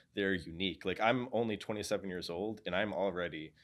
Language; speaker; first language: English; native; English